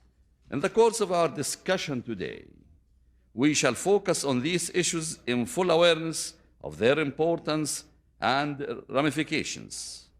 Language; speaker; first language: English; non-native, fluent; Arabic